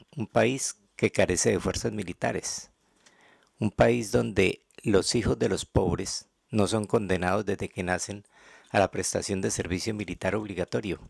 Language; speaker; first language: Spanish; native; Spanish